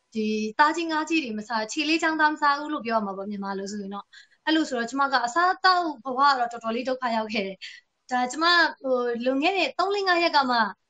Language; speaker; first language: Burmese; native; Burmese